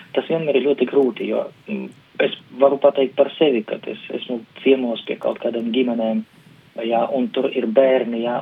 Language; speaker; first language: Latvian; non-native, local second language; Russian